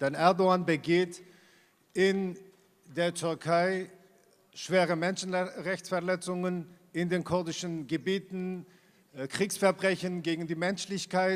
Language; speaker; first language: German; non-native, fluent; Kurdish